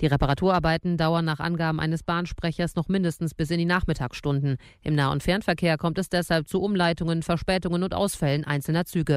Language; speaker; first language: German; native; German